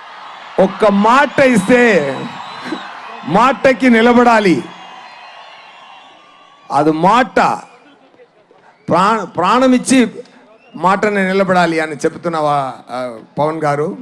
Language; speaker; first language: Telugu; non-native, learner; Tamil